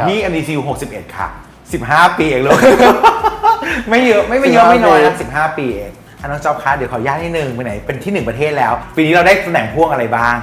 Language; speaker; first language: Thai; native; Thai